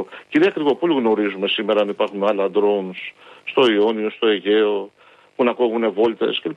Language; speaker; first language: Greek; native; Greek